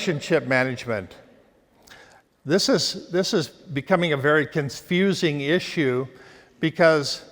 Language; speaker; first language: English; native; English